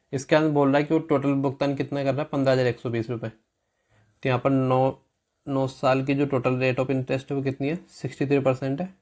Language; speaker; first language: Hindi; native; Hindi